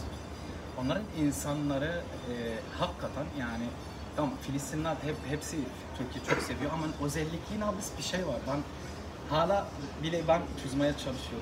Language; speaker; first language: Turkish; non-native, learner; Arabic